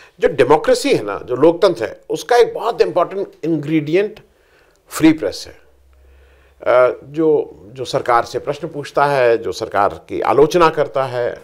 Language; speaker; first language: Hindi; native; Hindi